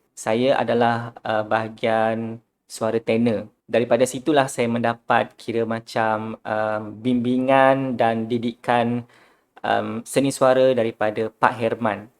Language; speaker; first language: Malay; native; Malay